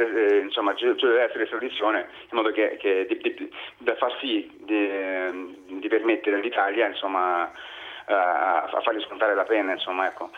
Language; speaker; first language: Italian; non-native, fluent; Portuguese